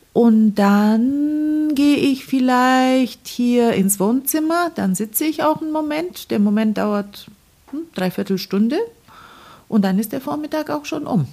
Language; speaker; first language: German; non-native, fluent; Bulgarian